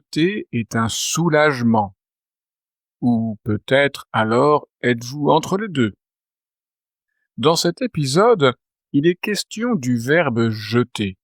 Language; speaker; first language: French; native; French